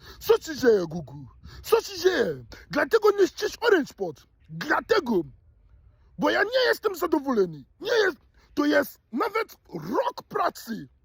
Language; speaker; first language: Polish; non-native, learner; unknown